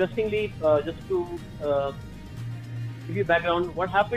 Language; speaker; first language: English; non-native, local second language; Hindi